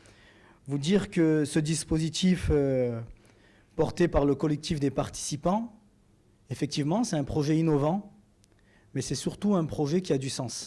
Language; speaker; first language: French; native; French